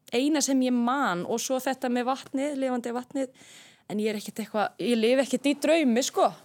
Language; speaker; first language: Icelandic; native; Icelandic